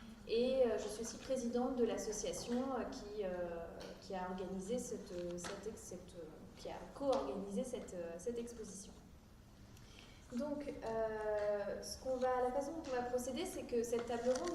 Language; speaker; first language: French; native; French